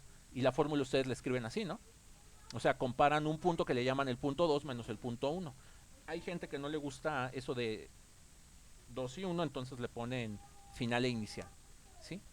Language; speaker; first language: Spanish; native; Spanish